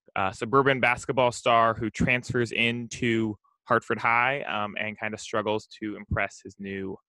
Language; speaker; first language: English; native; English